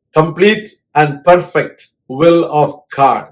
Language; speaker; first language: English; non-native, local second language; Tamil